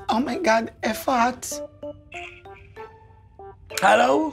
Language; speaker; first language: Hebrew; native; Hebrew